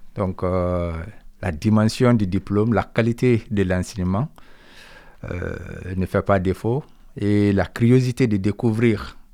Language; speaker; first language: French; non-native, local second language; Mandingo